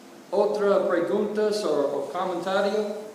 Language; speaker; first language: Spanish; non-native, learner; English